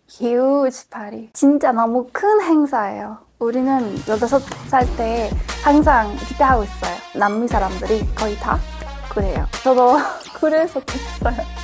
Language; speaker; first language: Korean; non-native, fluent; Spanish